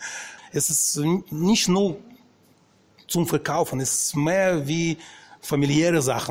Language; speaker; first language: German; non-native, fluent; Russian